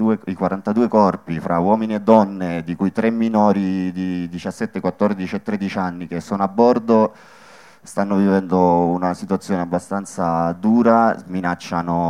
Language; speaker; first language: Italian; native; Italian